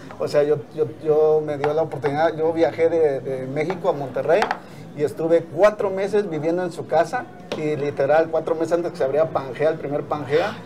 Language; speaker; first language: Spanish; native; Spanish